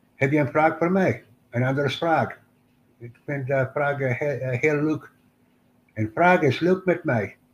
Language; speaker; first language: Dutch; non-native, learner; English